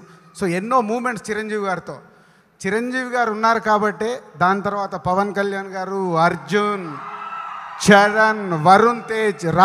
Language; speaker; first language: Telugu; native; Telugu